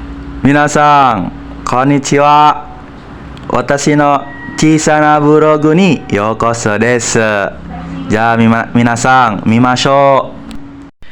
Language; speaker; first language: Japanese; non-native, learner; Indonesian